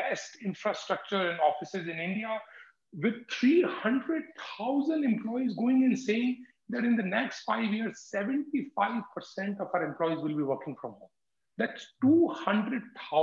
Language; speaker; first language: English; non-native, local second language; Hindi